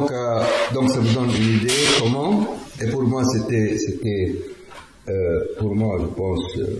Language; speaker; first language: French; non-native, fluent; Arabic